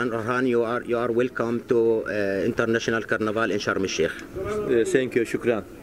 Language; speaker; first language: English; non-native, learner; Arabic